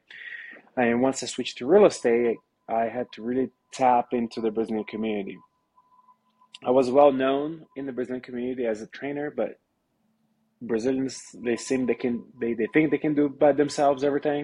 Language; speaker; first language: English; non-native, fluent; Portuguese